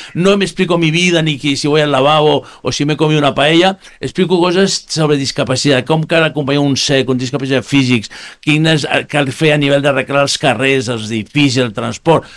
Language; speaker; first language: Catalan; non-native, fluent; Spanish